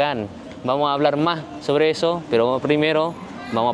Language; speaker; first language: Spanish; non-native, learner; Indonesian